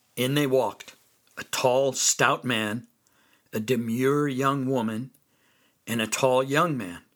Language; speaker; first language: English; native; English